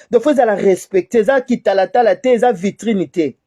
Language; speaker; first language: French; non-native, local second language; Lingala